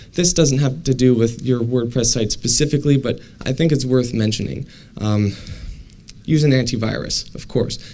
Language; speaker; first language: English; native; English